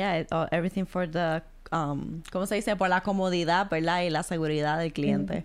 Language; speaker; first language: Spanish; early bilingual, heritage; English